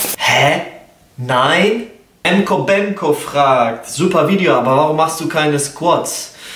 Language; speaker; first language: German; early bilingual, other home language; Polish